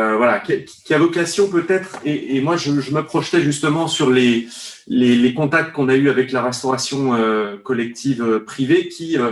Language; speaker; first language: French; native; French